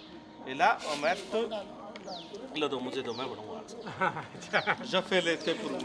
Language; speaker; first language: French; non-native, learner; Hindi